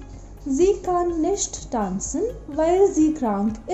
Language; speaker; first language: German; non-native, fluent; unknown